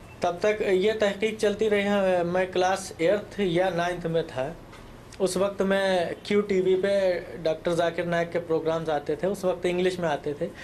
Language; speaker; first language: Urdu; native; Urdu